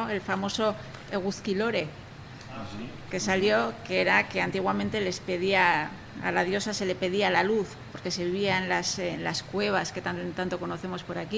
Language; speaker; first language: Spanish; native; Spanish